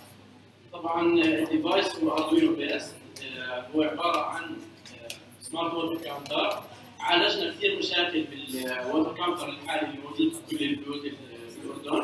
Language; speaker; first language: Arabic; native; Arabic